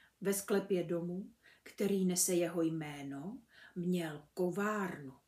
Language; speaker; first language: Czech; native; Czech